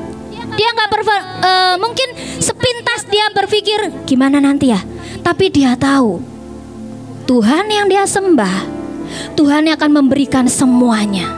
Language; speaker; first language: Indonesian; native; Indonesian